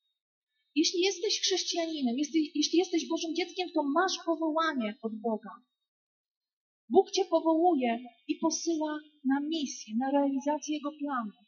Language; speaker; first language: Polish; native; Polish